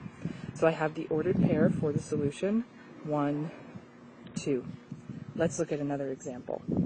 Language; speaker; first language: English; native; English